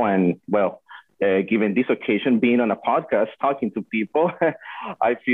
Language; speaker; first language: English; non-native, fluent; Spanish